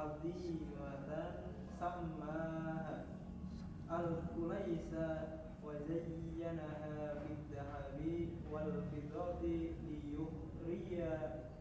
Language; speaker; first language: Arabic; non-native, learner; Indonesian